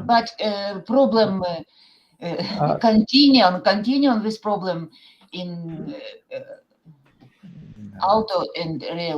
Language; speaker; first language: English; non-native, learner; Ukrainian